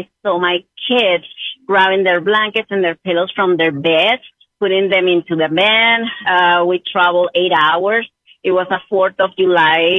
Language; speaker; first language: English; non-native, fluent; Spanish